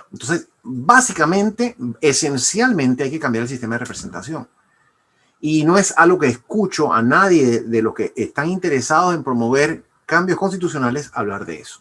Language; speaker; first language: Spanish; native; Spanish